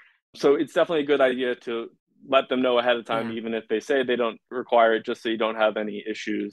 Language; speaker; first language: English; native; English